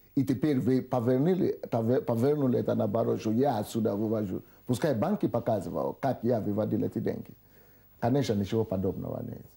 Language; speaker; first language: Russian; non-native, fluent; Yoruba